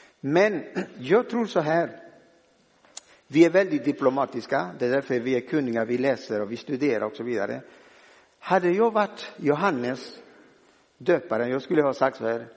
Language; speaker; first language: Swedish; non-native, fluent; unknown